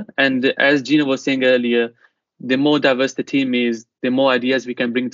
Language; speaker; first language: English; non-native, fluent; Italian